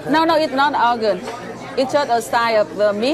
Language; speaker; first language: English; non-native, learner; Vietnamese